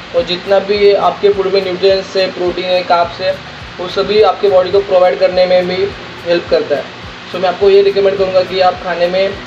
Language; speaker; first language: Hindi; non-native, local second language; Marathi